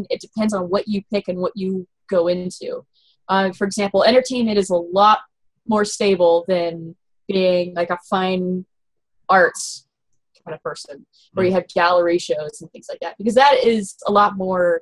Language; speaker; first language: English; native; English